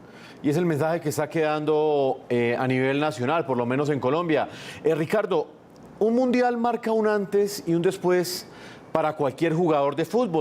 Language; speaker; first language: Spanish; native; Spanish